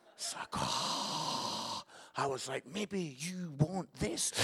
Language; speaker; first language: English; native; English